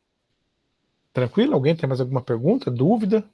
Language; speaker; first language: Portuguese; native; Portuguese